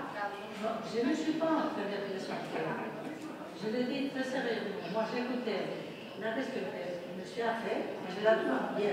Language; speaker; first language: French; non-native, fluent; Spanish